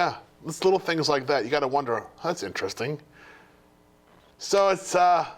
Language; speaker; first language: English; native; English